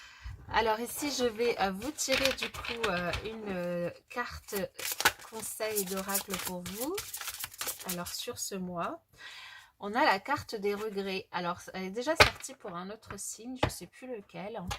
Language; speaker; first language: French; native; French